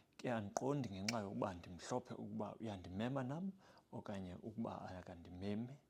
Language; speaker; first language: Xhosa; non-native, local second language; English